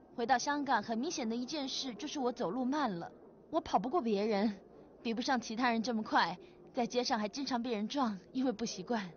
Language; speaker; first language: Chinese; non-native, local second language; Cantonese